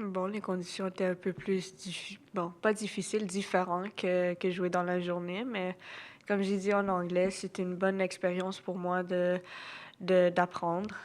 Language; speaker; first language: French; non-native, local second language; English